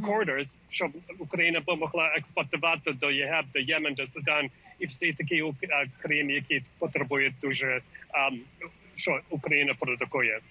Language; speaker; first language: Ukrainian; early bilingual, heritage; English